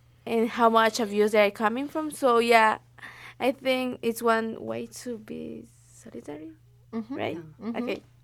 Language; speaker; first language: English; non-native, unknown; Spanish